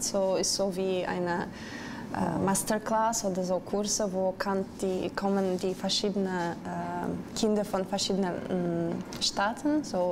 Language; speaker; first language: German; non-native, learner; Russian